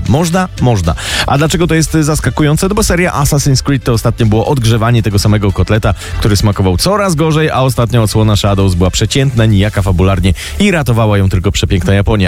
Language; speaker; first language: Polish; native; Polish